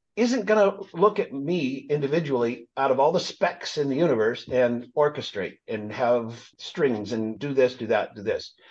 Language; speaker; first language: English; native; English